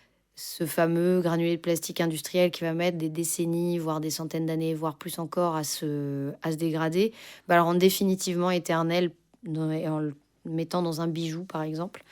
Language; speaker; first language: French; native; French